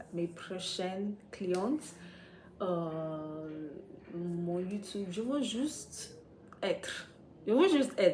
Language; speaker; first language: French; non-native, learner; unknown